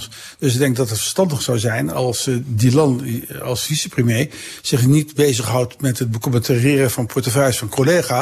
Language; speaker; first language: Dutch; native; Dutch